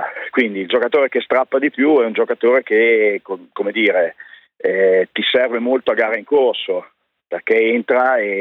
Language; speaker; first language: Italian; native; Italian